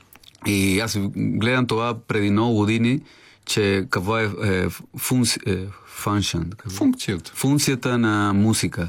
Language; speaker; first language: Bulgarian; non-native, learner; Spanish